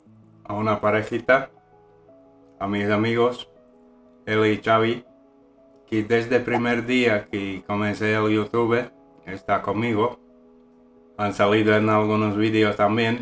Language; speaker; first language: Spanish; non-native, fluent; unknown